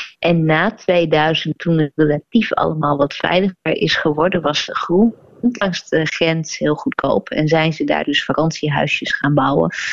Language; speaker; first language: Dutch; native; Dutch